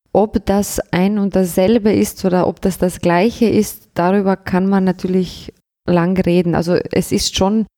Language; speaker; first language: German; early bilingual, other home language; Bosnian